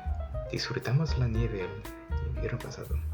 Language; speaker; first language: Spanish; early bilingual, heritage; Spanish